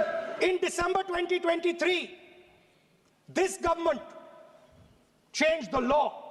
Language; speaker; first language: English; non-native, local second language; Hindi